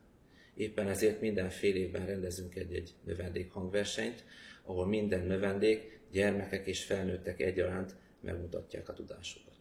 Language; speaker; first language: Hungarian; native; Hungarian